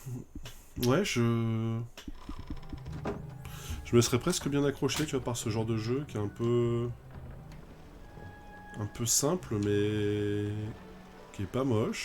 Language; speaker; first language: French; native; French